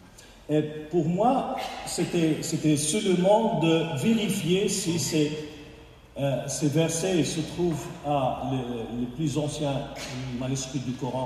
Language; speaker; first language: French; non-native, local second language; Arabic